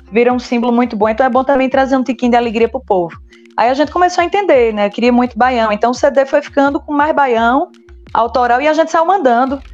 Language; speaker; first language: Portuguese; native; Portuguese